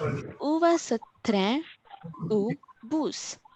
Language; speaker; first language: French; non-native, learner; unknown